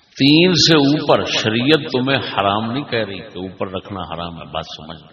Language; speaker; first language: Urdu; non-native, local second language; Punjabi